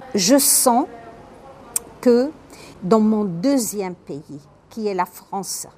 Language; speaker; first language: French; non-native, local second language; Arabic